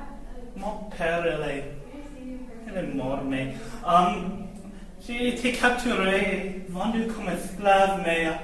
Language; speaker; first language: French; non-native, learner; English